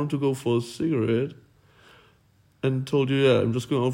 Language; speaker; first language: English; non-native, fluent; German